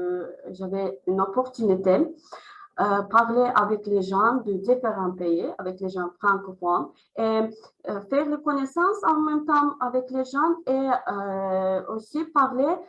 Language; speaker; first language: French; non-native, learner; Azerbaijani